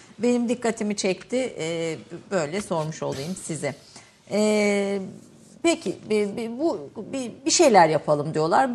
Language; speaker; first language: Turkish; native; Turkish